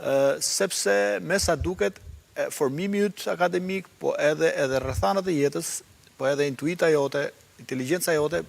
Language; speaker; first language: Albanian; native; Albanian